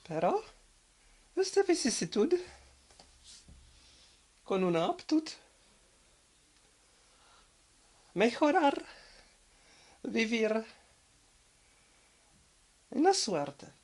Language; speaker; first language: Spanish; non-native, learner; French